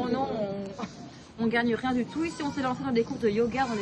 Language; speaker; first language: French; native; French